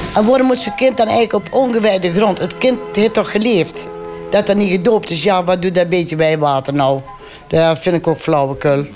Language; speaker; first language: Dutch; native; Dutch